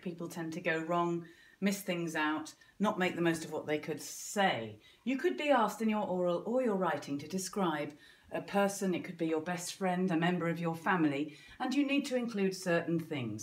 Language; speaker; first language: English; native; English